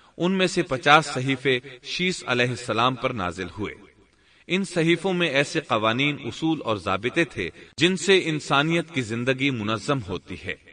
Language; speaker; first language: Urdu; native; Urdu